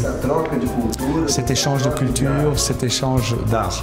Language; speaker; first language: French; non-native, fluent; Portuguese